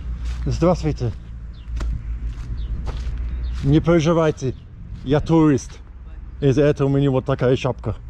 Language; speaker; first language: Russian; non-native, learner; English